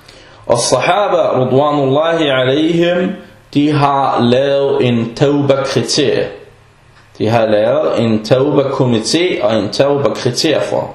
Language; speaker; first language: Danish; non-native, fluent; Arabic